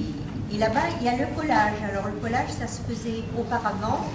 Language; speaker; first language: French; native; French